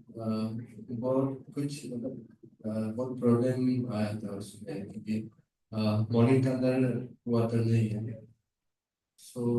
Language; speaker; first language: Hindi; non-native, local second language; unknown